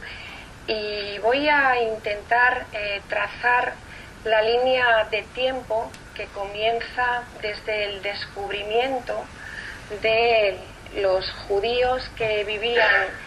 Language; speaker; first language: Spanish; native; Spanish